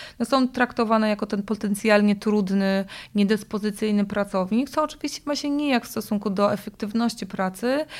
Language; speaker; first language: Polish; native; Polish